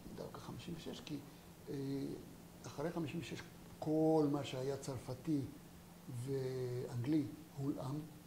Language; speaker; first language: Hebrew; non-native, fluent; French